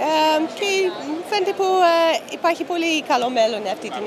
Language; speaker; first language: Greek; non-native, learner; English